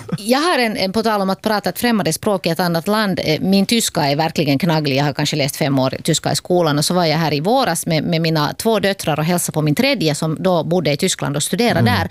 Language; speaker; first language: Swedish; native; Swedish